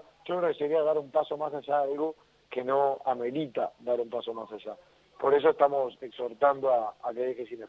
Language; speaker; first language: Spanish; native; Spanish